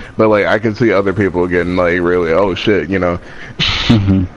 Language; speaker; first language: English; native; English